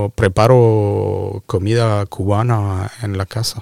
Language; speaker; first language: Spanish; non-native, fluent; French